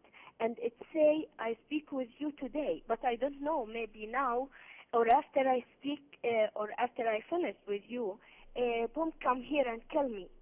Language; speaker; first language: English; non-native, learner; Arabic